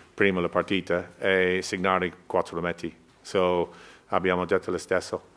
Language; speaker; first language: Italian; non-native, learner; English